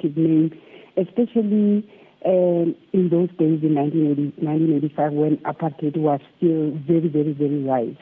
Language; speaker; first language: English; non-native, local second language; Tswana